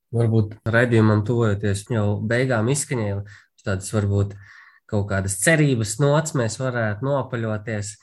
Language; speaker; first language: Latvian; native; Latvian